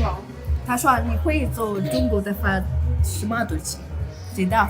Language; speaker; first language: Chinese; non-native, learner; Amharic